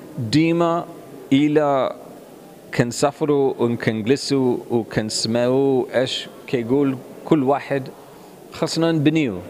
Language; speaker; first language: Arabic; non-native, fluent; English